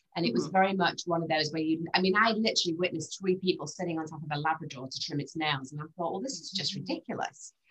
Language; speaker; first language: English; native; English